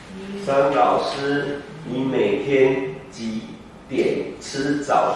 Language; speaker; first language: Chinese; non-native, learner; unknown